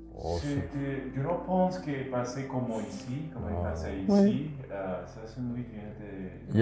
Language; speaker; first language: French; non-native, learner; Spanish